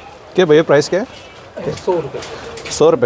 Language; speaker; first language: Russian; non-native, learner; Hindi